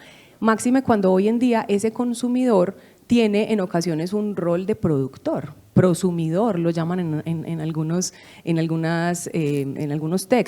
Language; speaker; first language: Spanish; native; Spanish